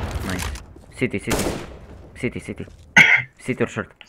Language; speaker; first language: English; non-native, learner; Romanian